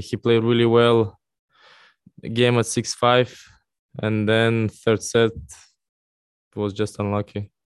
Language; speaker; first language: English; non-native, fluent; Russian